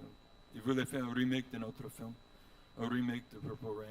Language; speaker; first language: French; non-native, learner; English